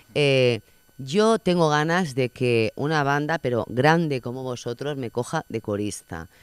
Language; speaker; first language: Spanish; non-native, local second language; Catalan